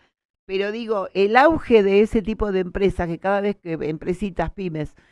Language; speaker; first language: Spanish; native; Spanish